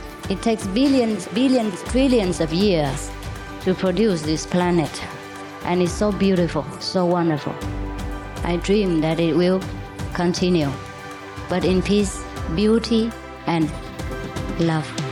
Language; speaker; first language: English; non-native, fluent; Vietnamese